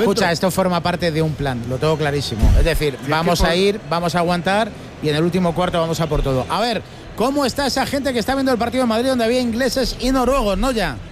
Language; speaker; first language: Spanish; native; Spanish